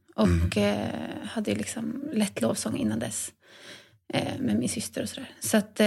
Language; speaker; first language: Swedish; native; Swedish